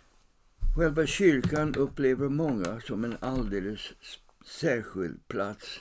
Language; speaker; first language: Swedish; non-native, fluent; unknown